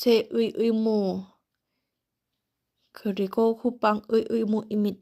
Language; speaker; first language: Korean; non-native, learner; Thai